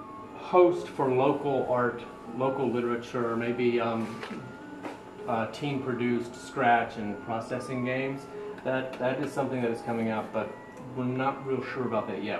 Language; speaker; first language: English; native; English